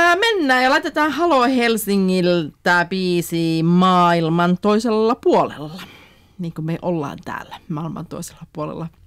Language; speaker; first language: Finnish; native; Finnish